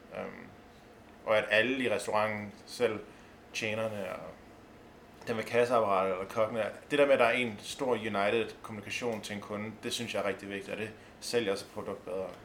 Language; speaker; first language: Danish; native; Danish